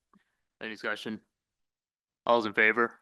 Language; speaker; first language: English; native; English